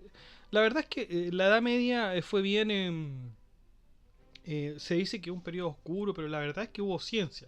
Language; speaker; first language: Spanish; native; Spanish